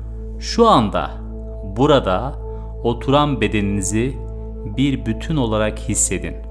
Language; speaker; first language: Turkish; native; Turkish